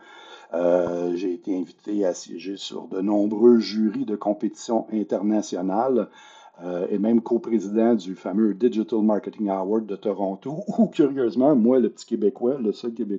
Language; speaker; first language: French; native; French